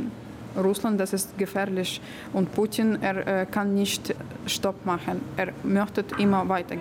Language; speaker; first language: German; non-native, learner; Ukrainian